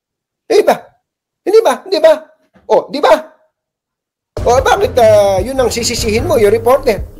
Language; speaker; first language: Filipino; native; Filipino